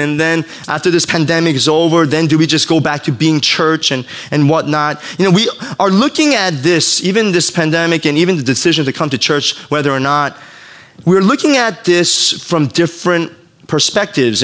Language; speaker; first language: English; native; English